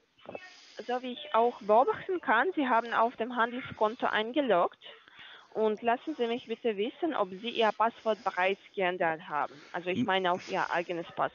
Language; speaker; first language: German; non-native, learner; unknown